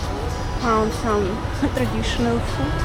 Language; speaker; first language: English; non-native, learner; Russian